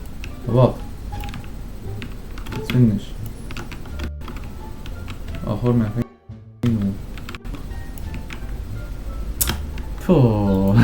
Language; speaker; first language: Arabic; native; Arabic